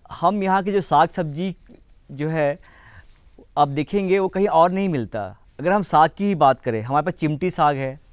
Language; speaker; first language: Hindi; native; Hindi